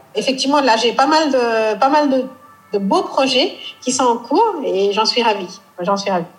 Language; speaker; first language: French; non-native, fluent; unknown